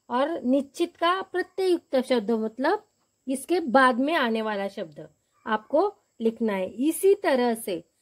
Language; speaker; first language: Hindi; non-native, local second language; Marathi